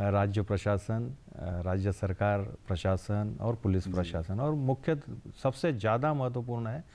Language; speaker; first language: Hindi; non-native, local second language; Marathi